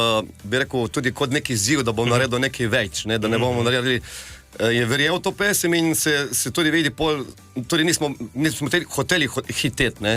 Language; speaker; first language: Slovenian; native; Slovenian